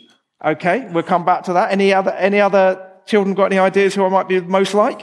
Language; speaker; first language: English; native; English